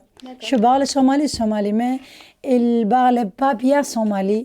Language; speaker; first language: French; non-native, learner; Somali